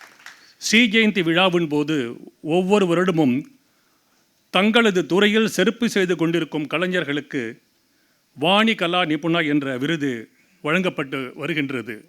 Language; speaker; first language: Tamil; native; Tamil